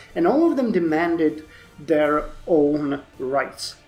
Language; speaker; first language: English; non-native, fluent; Czech